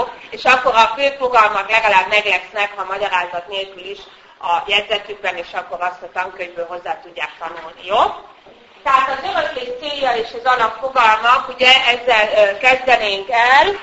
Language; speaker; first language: Hungarian; native; Hungarian